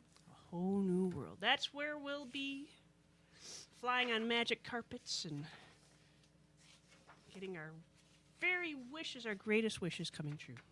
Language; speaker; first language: English; native; English